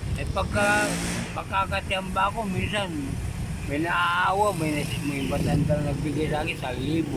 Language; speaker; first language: Filipino; non-native, local second language; Iloko